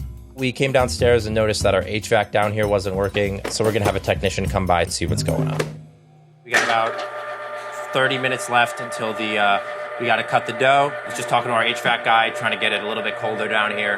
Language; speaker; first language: English; native; English